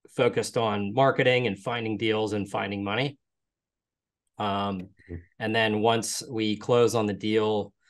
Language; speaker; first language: English; native; English